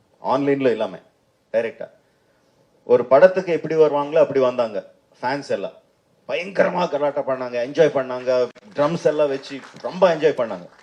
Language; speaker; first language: Tamil; non-native, fluent; Telugu